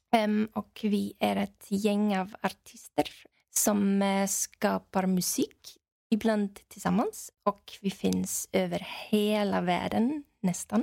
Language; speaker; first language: Swedish; non-native, fluent; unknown